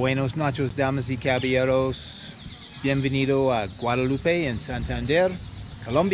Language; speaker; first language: Spanish; non-native, learner; English